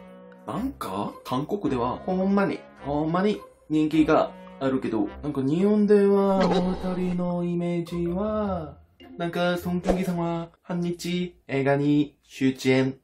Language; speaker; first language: Japanese; non-native, learner; Korean